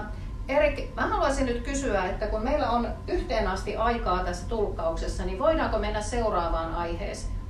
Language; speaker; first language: Finnish; native; Finnish